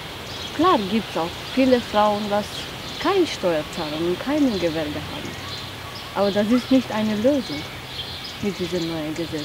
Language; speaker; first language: German; non-native, fluent; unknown